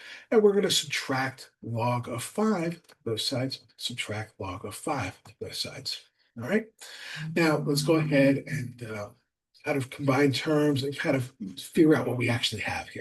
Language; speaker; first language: English; native; English